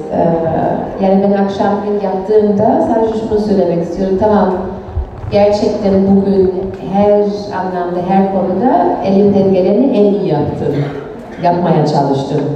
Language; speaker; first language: Turkish; non-native, fluent; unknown